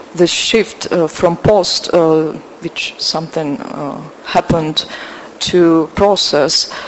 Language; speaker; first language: English; non-native, fluent; Russian